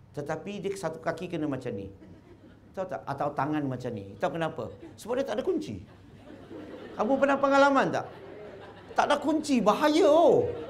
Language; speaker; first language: Malay; non-native, local second language; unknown